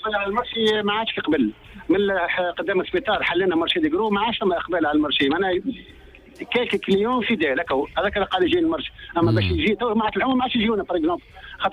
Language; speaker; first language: Arabic; native; Arabic